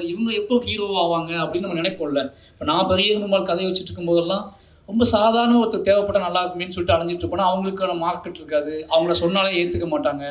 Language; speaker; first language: Tamil; native; Tamil